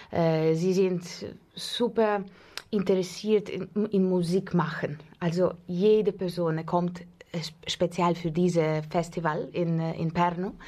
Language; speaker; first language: German; non-native, learner; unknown